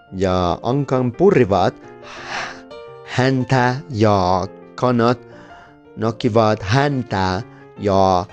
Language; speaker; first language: Finnish; non-native, learner; Spanish